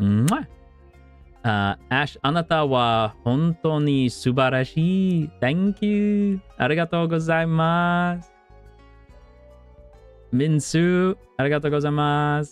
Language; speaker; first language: Japanese; non-native, learner; English